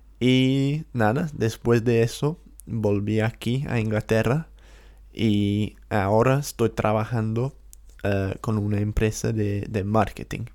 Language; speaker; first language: Spanish; non-native, fluent; English